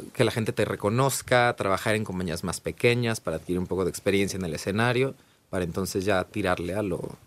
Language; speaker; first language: Spanish; native; Spanish